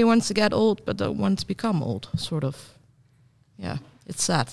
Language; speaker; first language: English; non-native, fluent; Dutch